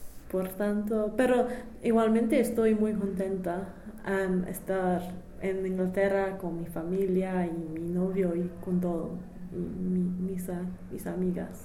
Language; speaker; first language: Spanish; non-native, fluent; English